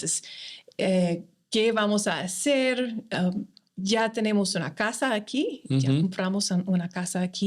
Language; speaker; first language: Spanish; non-native, fluent; English